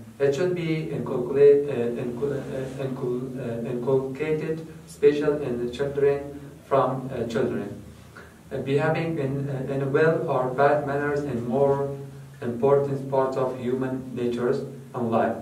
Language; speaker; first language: English; non-native, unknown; Persian